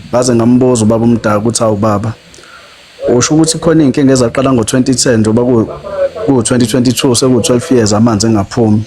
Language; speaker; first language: Zulu; native; Zulu